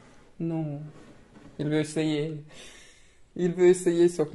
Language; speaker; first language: French; non-native, learner; Russian